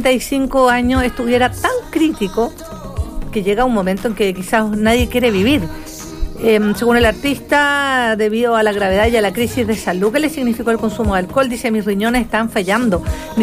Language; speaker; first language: Spanish; native; Spanish